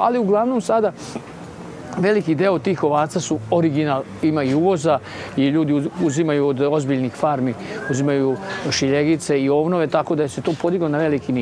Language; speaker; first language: Serbian; native; Serbian